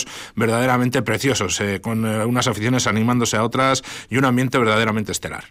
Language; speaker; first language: Spanish; native; Spanish